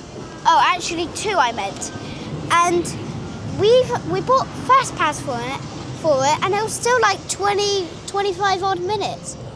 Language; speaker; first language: English; native; English